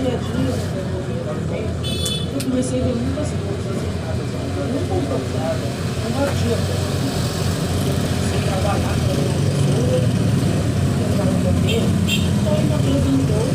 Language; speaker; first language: Portuguese; non-native, learner; Filipino